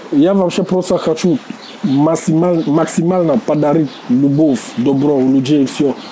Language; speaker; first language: Russian; non-native, fluent; Jamaican Creole English